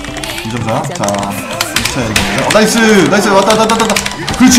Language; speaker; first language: Korean; native; Korean